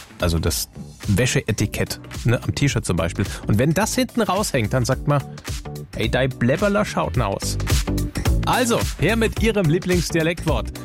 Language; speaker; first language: German; native; German